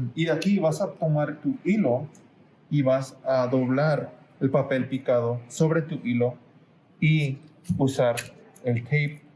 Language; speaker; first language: Spanish; early bilingual, heritage; Spanish